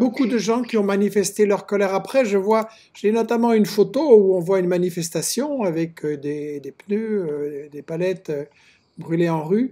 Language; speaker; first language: French; native; French